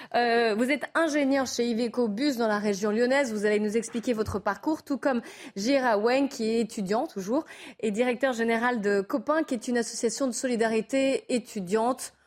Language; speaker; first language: French; native; French